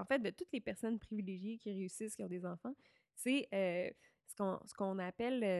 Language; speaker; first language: French; native; French